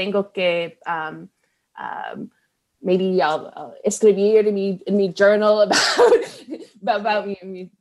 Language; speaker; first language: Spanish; non-native, learner; English